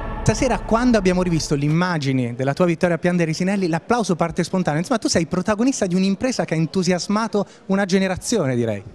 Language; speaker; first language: Italian; native; Italian